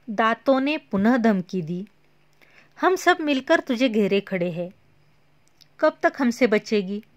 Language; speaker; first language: Hindi; non-native, local second language; Marathi